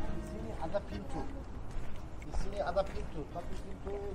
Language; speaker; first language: Indonesian; non-native, learner; Turkish